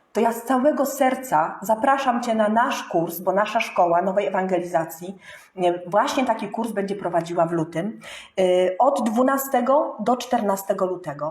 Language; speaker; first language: Polish; native; Polish